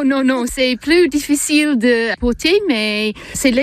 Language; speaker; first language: French; non-native, fluent; English